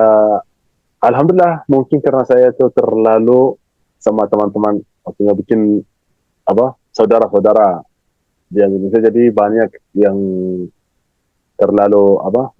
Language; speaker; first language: Indonesian; non-native, fluent; Arabic